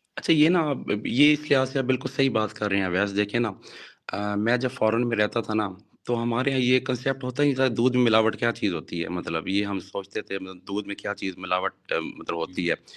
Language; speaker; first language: Urdu; non-native, local second language; Saraiki